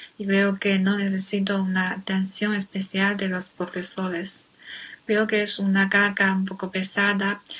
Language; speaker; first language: Spanish; non-native, learner; Chinese